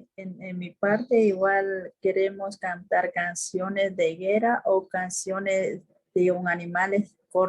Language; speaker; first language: Spanish; non-native, local second language; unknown